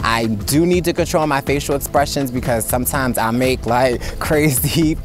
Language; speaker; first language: English; native; English